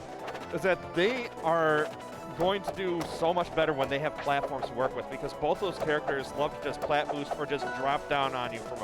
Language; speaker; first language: English; native; English